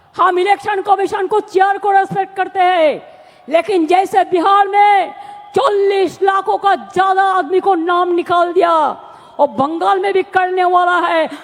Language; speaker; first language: Hindi; non-native, local second language; Bangla